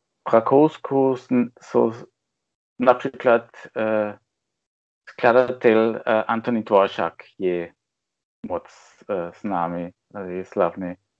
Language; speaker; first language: Czech; non-native, learner; German